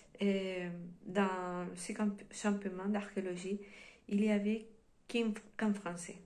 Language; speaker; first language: French; non-native, fluent; Spanish